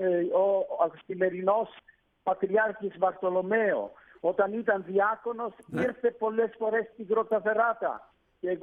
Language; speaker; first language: Greek; non-native, fluent; Italian